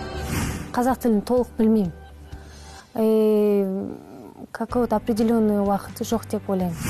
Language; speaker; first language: Kazakh; non-native, local second language; Russian